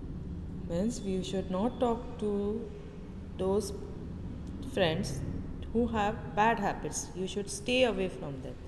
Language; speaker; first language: English; non-native, local second language; Hindi